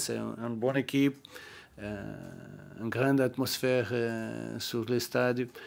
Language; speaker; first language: French; non-native, learner; Portuguese